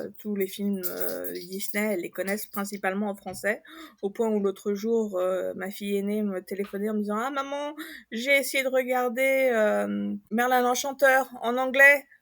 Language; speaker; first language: French; native; French